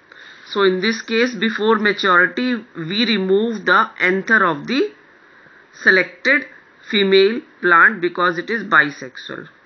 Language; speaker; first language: English; non-native, local second language; Hindi